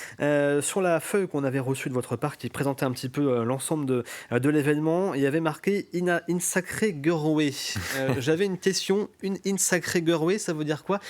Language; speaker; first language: French; native; French